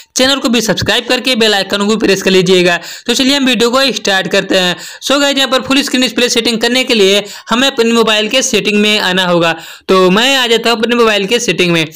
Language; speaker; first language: Hindi; native; Hindi